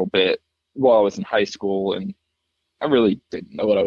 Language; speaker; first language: English; native; English